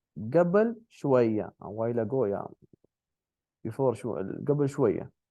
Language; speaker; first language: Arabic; non-native, fluent; Urdu